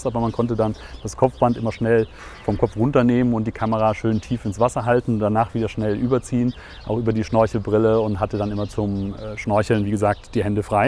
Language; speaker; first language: German; native; German